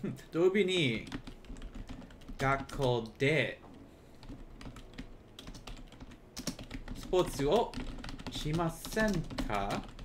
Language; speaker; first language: Japanese; non-native, fluent; English